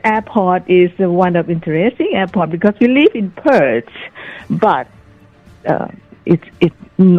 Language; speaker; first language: English; non-native, learner; Thai